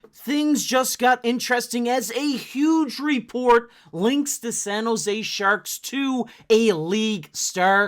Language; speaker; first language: English; native; English